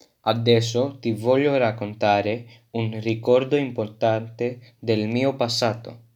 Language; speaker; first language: Italian; non-native, learner; French